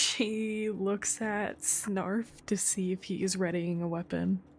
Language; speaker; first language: English; native; English